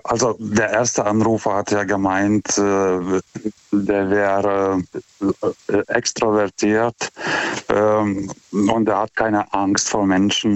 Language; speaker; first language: German; non-native, fluent; Lithuanian